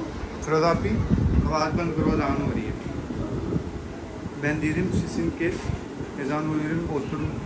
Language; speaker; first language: Turkish; non-native, learner; Urdu